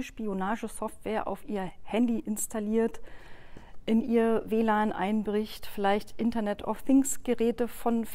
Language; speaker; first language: German; native; German